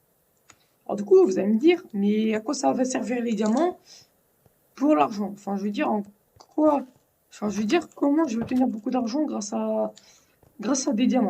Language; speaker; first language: French; native; French